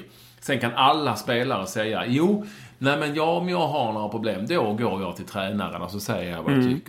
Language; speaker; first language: Swedish; native; Swedish